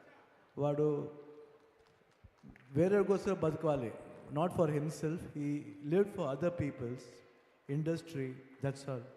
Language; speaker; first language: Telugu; non-native, learner; Kannada